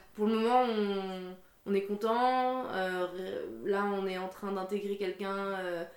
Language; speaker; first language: French; native; French